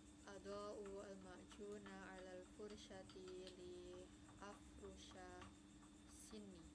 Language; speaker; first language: Arabic; non-native, learner; Indonesian